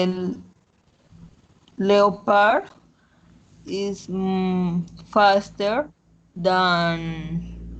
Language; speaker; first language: English; non-native, learner; Spanish